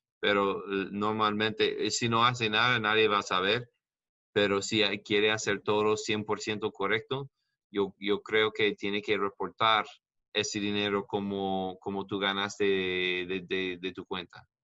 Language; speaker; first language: Spanish; non-native, learner; English